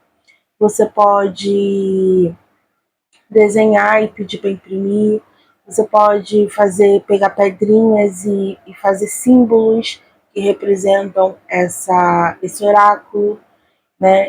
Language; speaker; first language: Portuguese; native; Portuguese